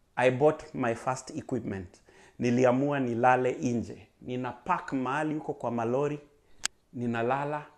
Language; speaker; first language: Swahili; native; Swahili